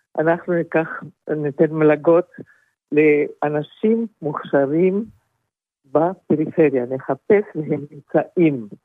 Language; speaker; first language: Hebrew; non-native, fluent; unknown